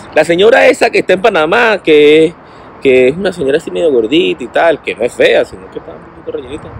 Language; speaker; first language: Spanish; native; Spanish